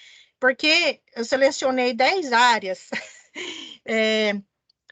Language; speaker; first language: Portuguese; native; Portuguese